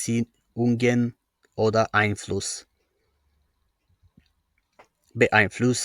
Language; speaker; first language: German; non-native, fluent; Macedonian